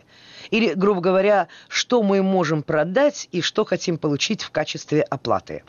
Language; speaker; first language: Russian; native; Russian